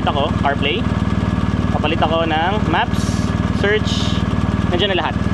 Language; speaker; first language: Filipino; native; Filipino